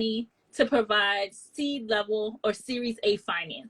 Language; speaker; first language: English; native; English